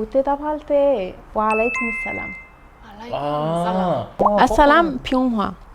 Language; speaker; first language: Korean; non-native, learner; Arabic